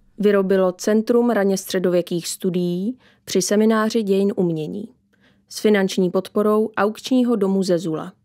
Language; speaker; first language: Czech; early bilingual, heritage; Czech